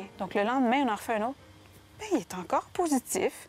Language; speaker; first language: French; native; French